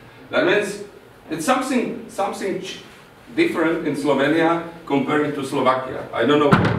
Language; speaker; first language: English; non-native, fluent; Slovak